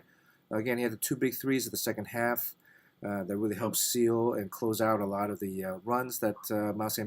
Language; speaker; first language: English; native; English